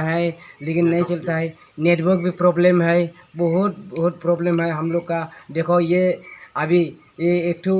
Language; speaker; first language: Hindi; non-native, local second language; Khasi